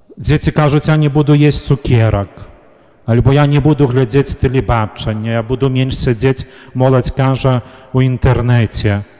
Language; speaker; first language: Belarusian; native; Belarusian